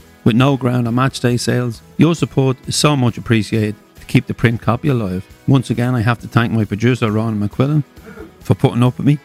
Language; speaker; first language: English; native; English